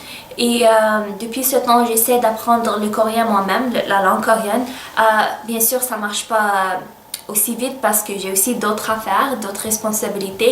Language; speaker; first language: French; early bilingual, other home language; Arabic